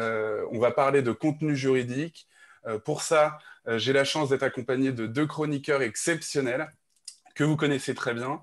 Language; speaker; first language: French; native; French